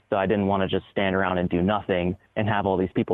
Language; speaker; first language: English; native; English